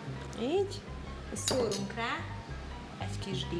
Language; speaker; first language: Hungarian; native; Hungarian